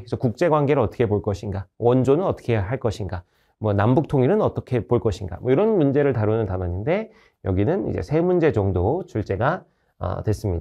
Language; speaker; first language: Korean; native; Korean